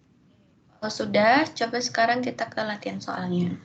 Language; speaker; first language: Indonesian; native; Indonesian